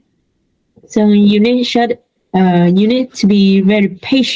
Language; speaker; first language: English; non-native, learner; Vietnamese